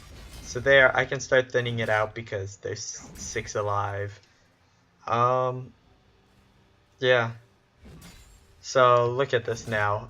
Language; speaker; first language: English; native; English